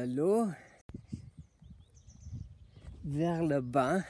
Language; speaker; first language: French; non-native, learner; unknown